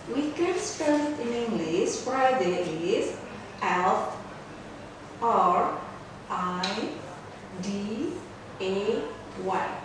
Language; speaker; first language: English; non-native, fluent; Indonesian